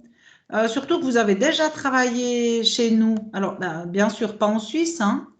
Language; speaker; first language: French; native; French